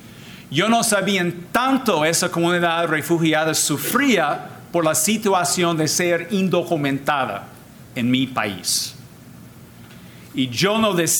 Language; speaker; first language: Spanish; non-native, fluent; English